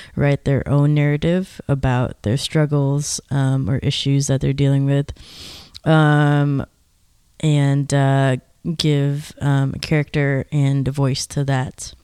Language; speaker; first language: English; native; English